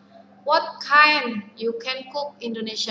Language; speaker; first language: English; non-native, learner; Indonesian